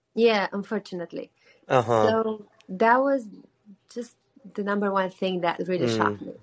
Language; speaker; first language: English; non-native, fluent; Romanian